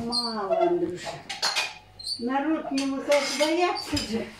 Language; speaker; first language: Russian; native; Russian